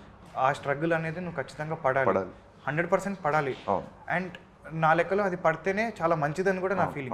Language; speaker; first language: Telugu; native; Telugu